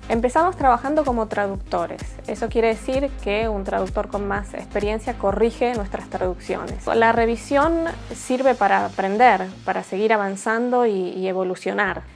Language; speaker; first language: Spanish; native; Spanish